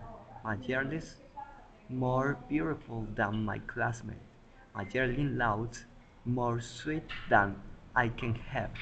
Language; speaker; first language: English; non-native, learner; Spanish